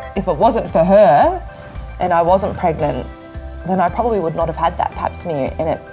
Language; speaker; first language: English; native; English